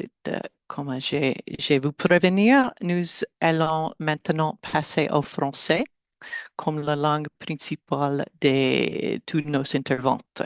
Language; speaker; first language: French; non-native, learner; English